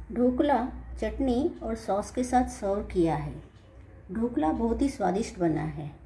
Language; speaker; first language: Hindi; non-native, local second language; Marathi